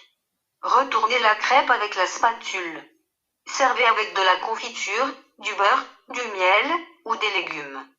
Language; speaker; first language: French; native; French